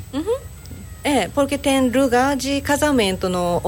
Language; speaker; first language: Portuguese; non-native, learner; Japanese